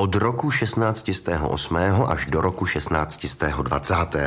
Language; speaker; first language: Czech; native; Czech